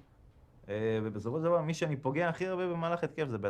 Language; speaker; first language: Hebrew; native; Hebrew